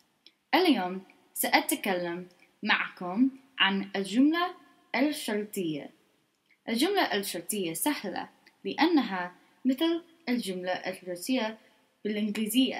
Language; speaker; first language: Arabic; non-native, learner; English